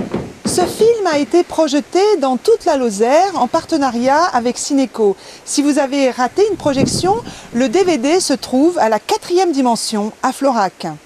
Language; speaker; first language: French; native; French